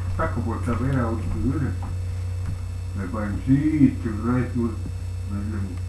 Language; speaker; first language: Estonian; native; Estonian